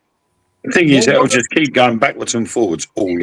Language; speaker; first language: English; native; English